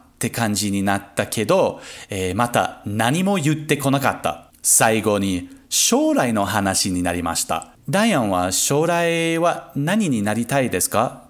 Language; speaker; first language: Japanese; non-native, fluent; English